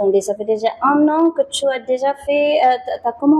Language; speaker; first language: French; non-native, fluent; Indonesian